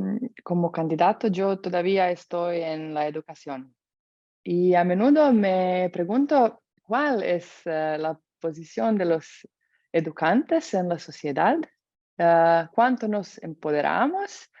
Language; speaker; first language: Spanish; non-native, fluent; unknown